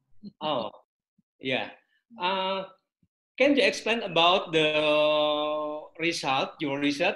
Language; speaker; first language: English; non-native, learner; Indonesian